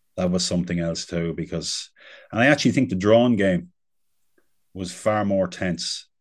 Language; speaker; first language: English; native; English